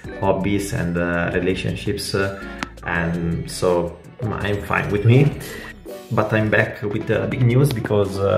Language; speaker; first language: English; non-native, fluent; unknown